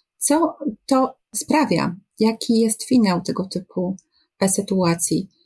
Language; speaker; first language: Polish; native; Polish